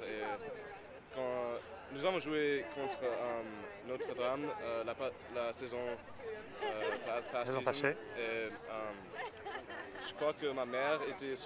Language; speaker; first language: French; non-native, learner; English